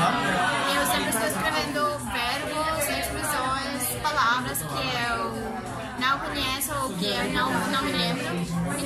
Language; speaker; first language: Portuguese; non-native, fluent; Spanish